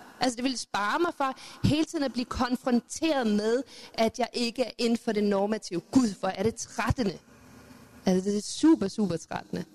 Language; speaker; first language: Danish; early bilingual, other home language; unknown